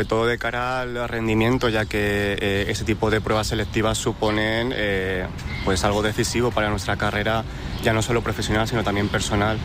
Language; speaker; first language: Spanish; native; Spanish